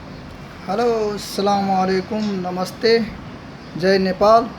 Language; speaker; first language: Nepali; non-native, local second language; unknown